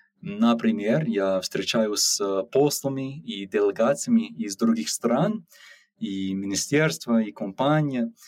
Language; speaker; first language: Russian; non-native, learner; English